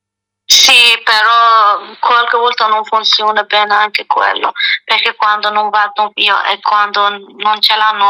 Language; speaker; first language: Italian; non-native, learner; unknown